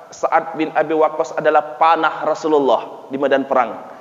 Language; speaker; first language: Indonesian; native; Indonesian